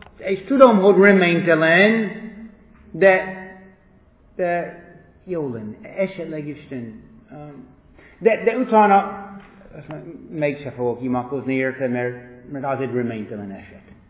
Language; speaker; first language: Hungarian; non-native, fluent; English